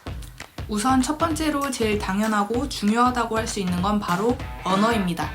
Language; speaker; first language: Korean; native; Korean